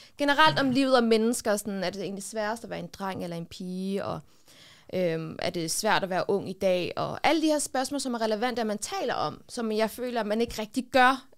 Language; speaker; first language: Danish; early bilingual, other home language; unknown